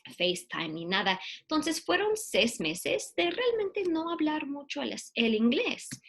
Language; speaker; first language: Spanish; non-native, fluent; English